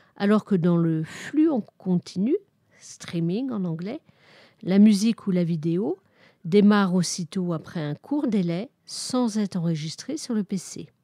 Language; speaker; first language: French; native; French